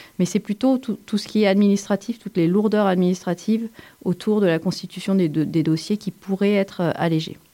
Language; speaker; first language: French; native; French